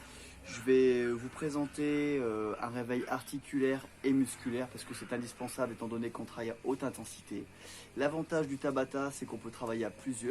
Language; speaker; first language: French; native; French